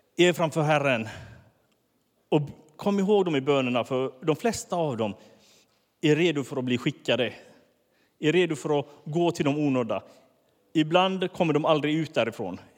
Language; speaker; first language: Swedish; early bilingual, other home language; Finnish